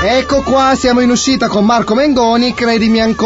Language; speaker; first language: Italian; native; Italian